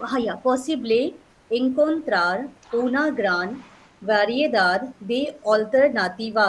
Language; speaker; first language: Spanish; non-native, learner; Hindi